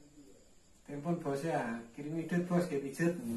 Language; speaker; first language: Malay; non-native, local second language; Javanese